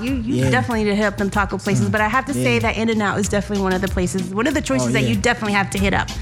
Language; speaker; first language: English; early bilingual, other home language; Spanish